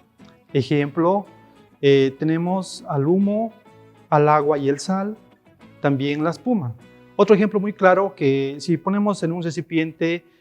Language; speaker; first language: Spanish; native; Spanish